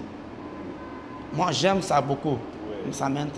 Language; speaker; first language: French; non-native, local second language; Mandingo